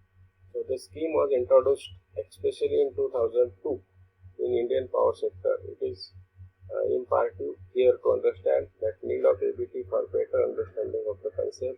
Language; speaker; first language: English; non-native, local second language; Marathi